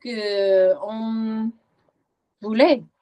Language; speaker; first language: French; non-native, learner; English